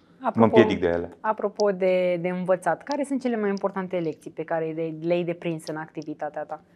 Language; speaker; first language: Romanian; native; Romanian